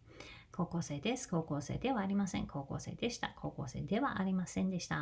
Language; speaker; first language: Japanese; non-native, fluent; English